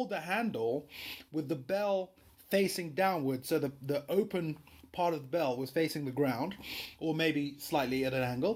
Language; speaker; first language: English; non-native, local second language; Yoruba